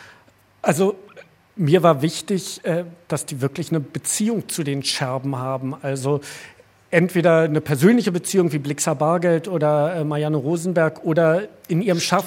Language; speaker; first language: German; native; German